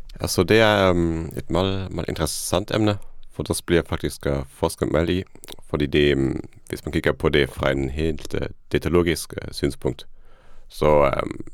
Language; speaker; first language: Danish; non-native, fluent; Luxembourgish